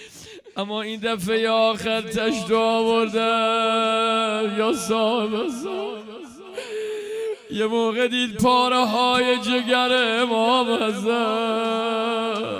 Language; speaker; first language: Persian; native; Persian